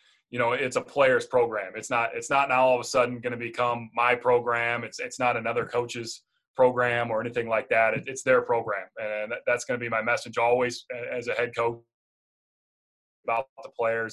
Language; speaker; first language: English; native; English